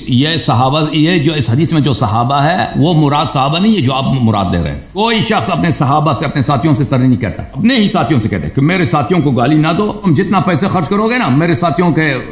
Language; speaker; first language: Urdu; native; Urdu